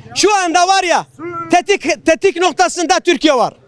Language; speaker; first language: Turkish; native; Turkish